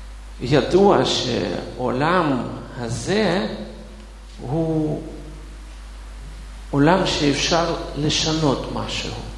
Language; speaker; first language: Hebrew; non-native, fluent; Russian